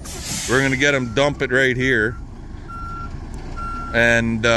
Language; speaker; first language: English; native; English